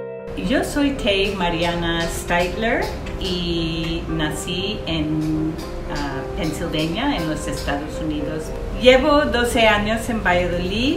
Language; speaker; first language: Spanish; early bilingual, heritage; English